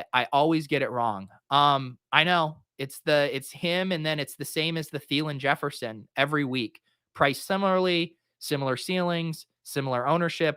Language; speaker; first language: English; native; English